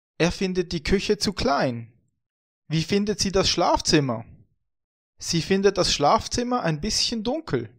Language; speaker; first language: German; non-native, fluent; Vietnamese